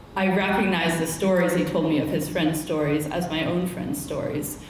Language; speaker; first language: English; native; English